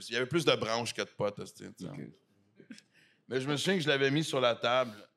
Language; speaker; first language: French; native; French